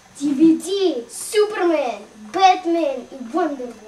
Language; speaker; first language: Russian; early bilingual, heritage; Russian